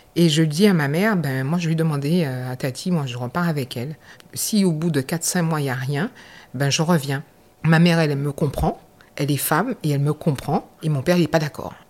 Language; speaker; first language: French; native; French